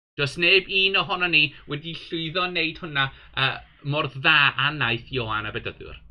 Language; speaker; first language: Welsh; non-native, local second language; English